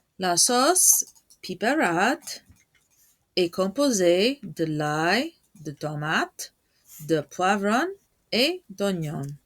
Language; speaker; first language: French; non-native, fluent; English